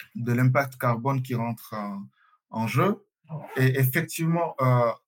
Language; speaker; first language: French; non-native, local second language; Swahili